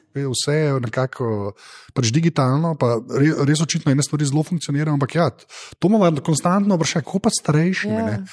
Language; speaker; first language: Slovenian; native; Slovenian